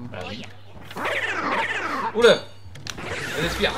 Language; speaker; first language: French; native; French